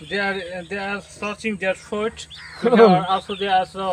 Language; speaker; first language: English; non-native, learner; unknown